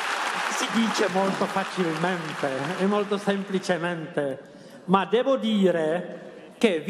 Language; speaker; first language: Italian; non-native, fluent; Czech